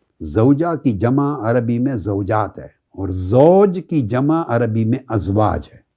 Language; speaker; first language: Urdu; non-native, local second language; Punjabi